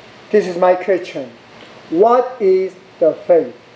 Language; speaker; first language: English; non-native, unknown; Korean